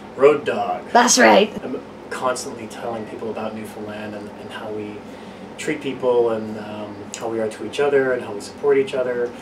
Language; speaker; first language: English; native; English